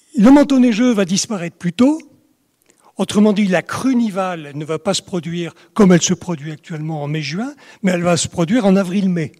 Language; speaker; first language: French; native; French